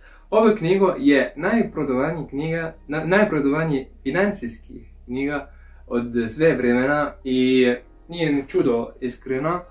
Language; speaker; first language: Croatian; early bilingual, heritage; English